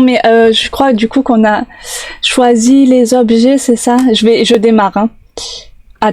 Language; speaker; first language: French; native; French